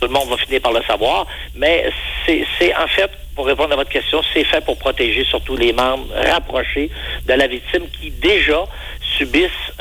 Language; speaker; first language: French; native; French